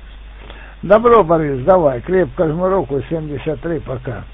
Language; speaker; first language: Russian; native; Russian